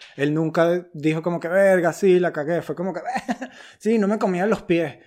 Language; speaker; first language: Spanish; native; Spanish